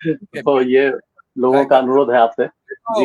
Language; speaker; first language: Hindi; native; Hindi